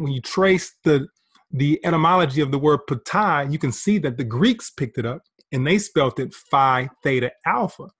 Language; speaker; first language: English; native; English